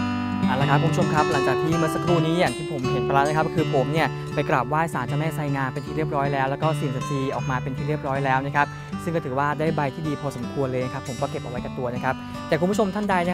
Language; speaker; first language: Thai; native; Thai